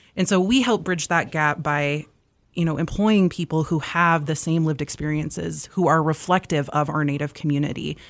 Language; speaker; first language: English; native; English